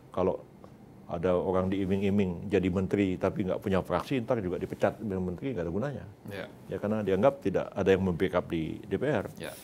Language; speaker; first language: Indonesian; native; Indonesian